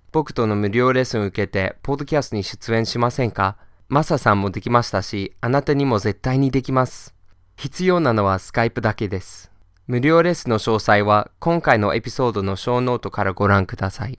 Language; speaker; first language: Japanese; non-native, fluent; English